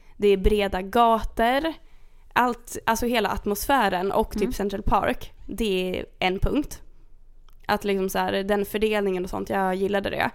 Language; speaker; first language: Swedish; native; Swedish